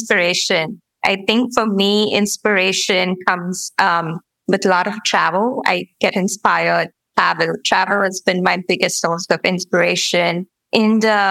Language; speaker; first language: English; non-native, local second language; Gujarati